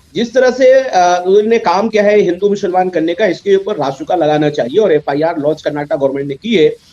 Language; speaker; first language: Hindi; native; Hindi